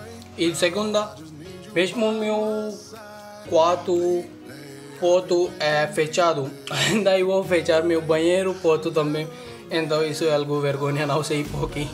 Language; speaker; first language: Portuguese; non-native, learner; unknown